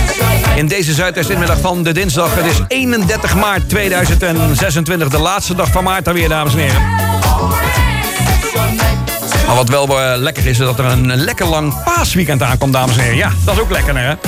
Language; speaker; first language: Dutch; native; Dutch